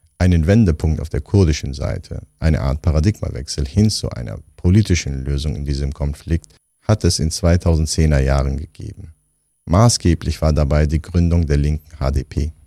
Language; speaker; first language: German; non-native, fluent; Kurdish